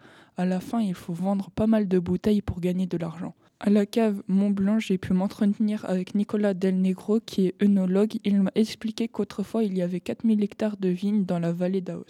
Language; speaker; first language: French; native; French